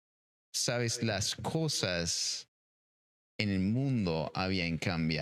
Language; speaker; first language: Spanish; non-native, fluent; English